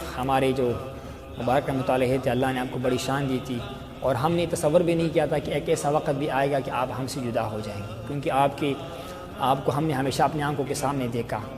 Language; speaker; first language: Urdu; non-native, local second language; Pashto